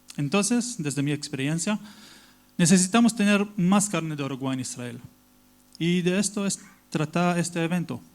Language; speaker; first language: Spanish; non-native, learner; Hebrew